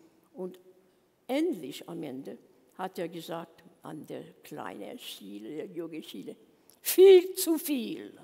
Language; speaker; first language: German; non-native, learner; English